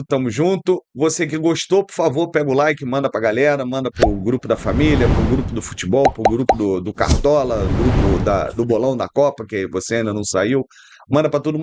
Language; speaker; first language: Portuguese; native; Portuguese